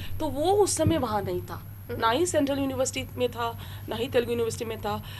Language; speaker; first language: Hindi; non-native, local second language; Telugu